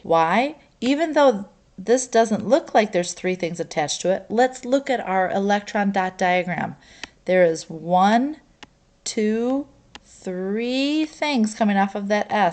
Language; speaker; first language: English; native; English